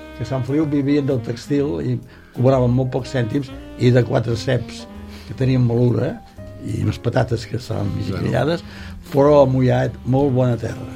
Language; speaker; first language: Catalan; native; Catalan